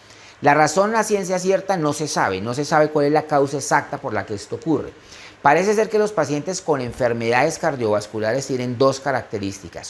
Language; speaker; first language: Spanish; native; Spanish